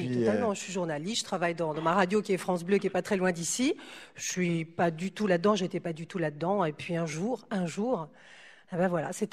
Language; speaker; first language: French; native; French